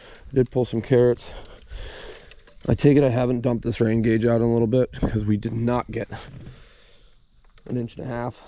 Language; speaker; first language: English; native; English